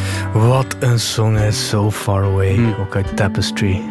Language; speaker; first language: Dutch; native; Dutch